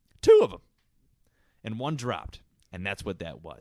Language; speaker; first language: English; native; English